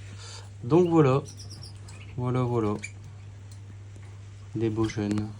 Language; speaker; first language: French; native; French